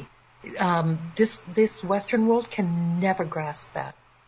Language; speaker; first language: English; native; English